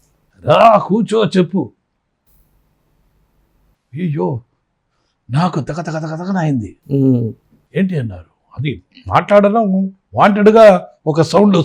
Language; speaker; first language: Telugu; non-native, local second language; Tamil